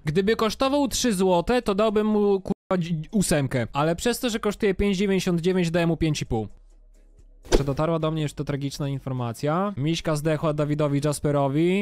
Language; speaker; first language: Polish; native; Polish